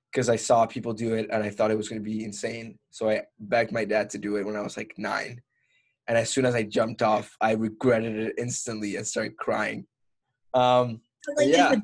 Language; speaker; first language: English; early bilingual, other home language; Spanish